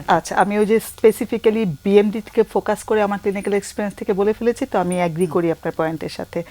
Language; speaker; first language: Bangla; native; Bangla